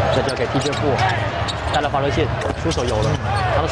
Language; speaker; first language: Chinese; native; Chinese